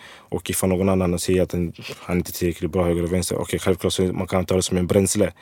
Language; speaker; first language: Swedish; early bilingual, other home language; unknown